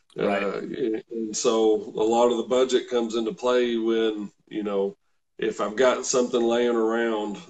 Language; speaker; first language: English; native; English